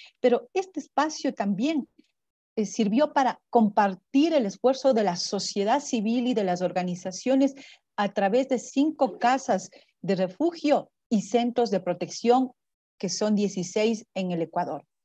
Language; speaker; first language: Spanish; native; Spanish